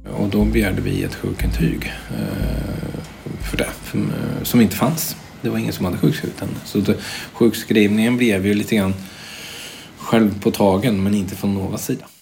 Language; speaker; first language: Swedish; native; Swedish